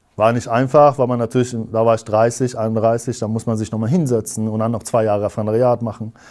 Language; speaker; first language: German; non-native, fluent; Persian